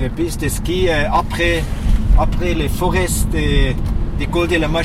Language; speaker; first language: French; non-native, learner; Swiss German